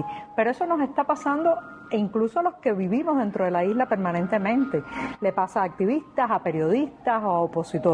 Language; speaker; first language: Spanish; native; Spanish